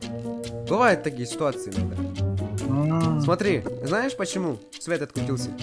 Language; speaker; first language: Russian; non-native, local second language; Kazakh